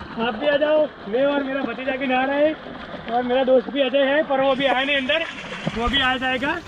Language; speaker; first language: Hindi; non-native, local second language; Gujarati